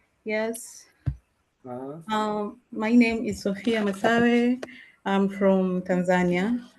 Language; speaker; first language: English; non-native, local second language; Swahili